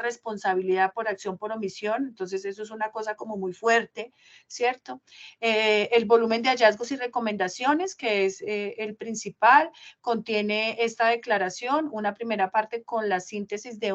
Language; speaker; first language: Spanish; native; Spanish